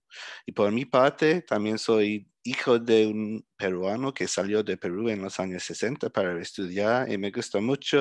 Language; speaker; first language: Spanish; early bilingual, heritage; Spanish